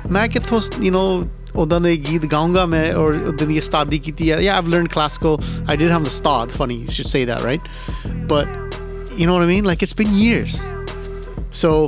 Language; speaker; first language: Punjabi; early bilingual, heritage; Punjabi